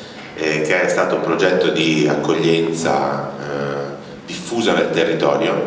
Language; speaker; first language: Italian; native; Italian